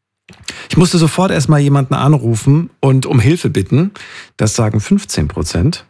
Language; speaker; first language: German; native; German